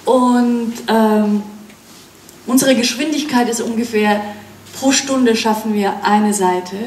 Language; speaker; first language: German; non-native, fluent; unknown